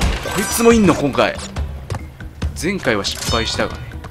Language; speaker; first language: Japanese; native; Japanese